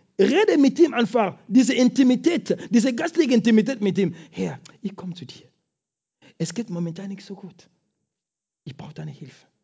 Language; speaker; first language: German; non-native, fluent; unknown